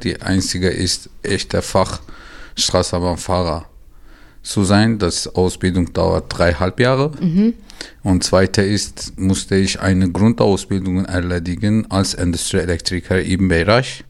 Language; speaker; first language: German; non-native, learner; Turkish